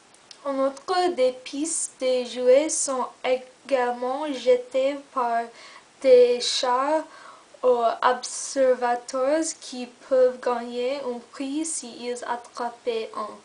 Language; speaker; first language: French; non-native, learner; English